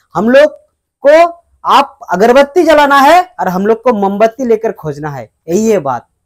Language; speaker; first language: Hindi; non-native, local second language; Bangla